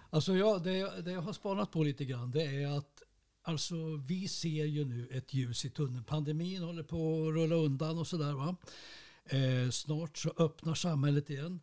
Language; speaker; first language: Swedish; native; Swedish